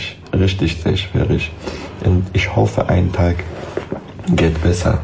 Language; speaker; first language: German; non-native, learner; Persian